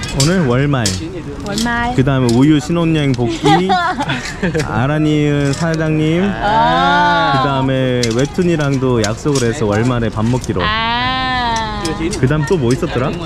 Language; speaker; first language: Korean; native; Korean